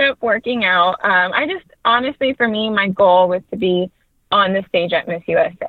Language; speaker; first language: English; native; English